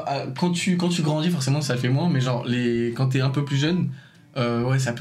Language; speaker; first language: French; native; French